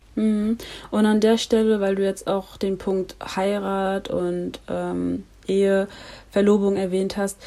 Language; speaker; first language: German; early bilingual, other home language; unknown